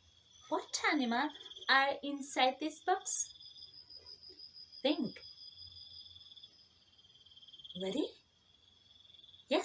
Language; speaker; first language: English; non-native, fluent; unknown